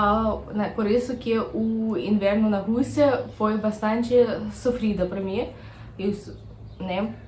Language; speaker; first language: Portuguese; non-native, fluent; Russian